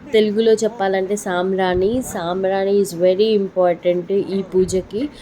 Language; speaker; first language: Telugu; non-native, local second language; Lambadi